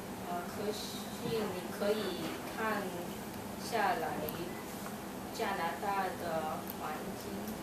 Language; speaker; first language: Chinese; non-native, learner; English